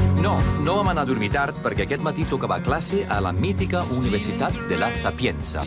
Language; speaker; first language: Catalan; non-native, fluent; Icelandic